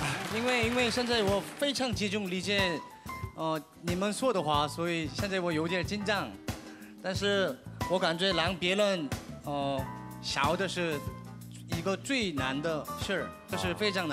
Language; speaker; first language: Chinese; non-native, learner; Korean